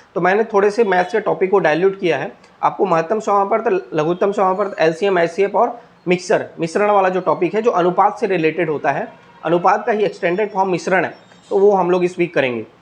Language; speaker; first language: Hindi; native; Hindi